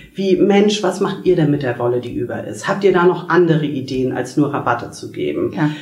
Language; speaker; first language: German; native; German